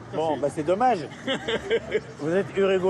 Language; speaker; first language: French; native; French